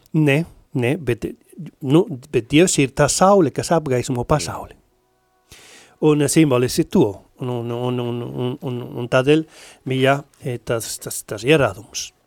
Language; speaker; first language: Latvian; non-native, fluent; Spanish